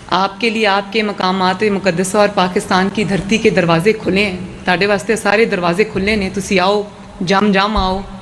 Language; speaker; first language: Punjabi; native; Punjabi